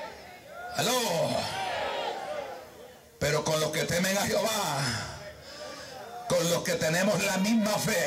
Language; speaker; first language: Spanish; native; Spanish